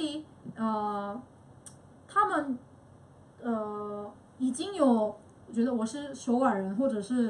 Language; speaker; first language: Chinese; non-native, fluent; Korean